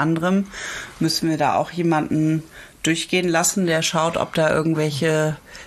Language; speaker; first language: German; native; German